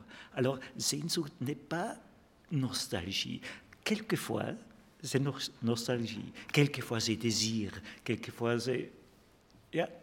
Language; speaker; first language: French; non-native, fluent; German